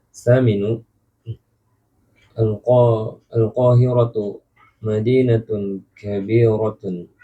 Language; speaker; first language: Arabic; non-native, learner; Indonesian